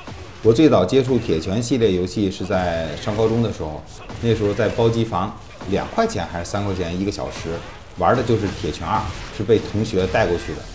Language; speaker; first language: Chinese; native; Chinese